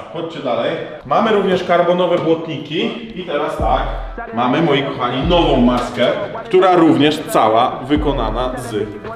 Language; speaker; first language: Polish; native; Polish